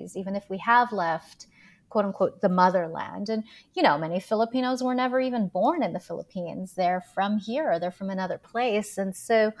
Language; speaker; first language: English; early bilingual, other home language; Filipino